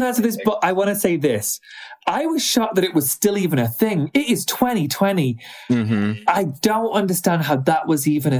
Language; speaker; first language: English; native; English